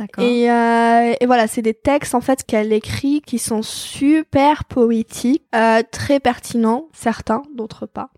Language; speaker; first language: French; non-native, local second language; Arabic